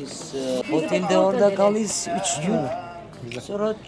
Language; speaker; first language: Turkish; non-native, learner; Albanian